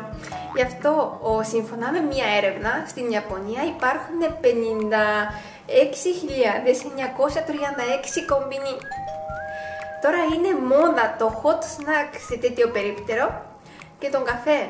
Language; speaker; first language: Greek; non-native, fluent; Japanese